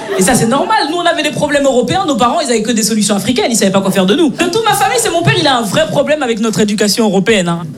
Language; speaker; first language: French; native; French